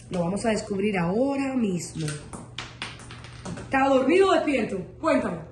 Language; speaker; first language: Spanish; native; Spanish